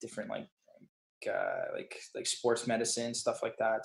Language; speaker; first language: English; native; English